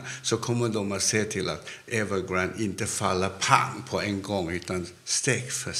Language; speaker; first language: Swedish; non-native, fluent; Cantonese